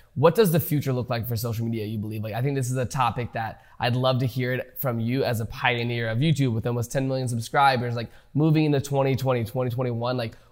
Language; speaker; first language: English; native; English